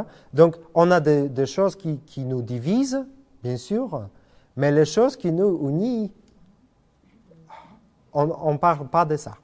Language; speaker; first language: French; non-native, fluent; Polish